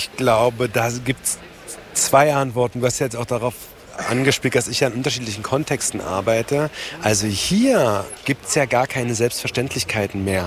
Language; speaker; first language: German; native; German